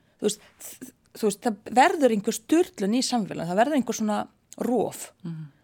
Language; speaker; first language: Icelandic; non-native, fluent; Bosnian